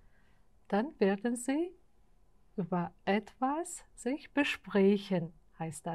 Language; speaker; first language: German; non-native, fluent; Uzbek